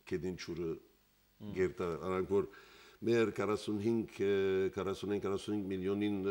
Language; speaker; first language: Armenian; early bilingual, heritage; Armenian